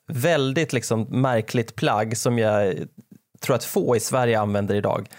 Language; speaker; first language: Swedish; native; Swedish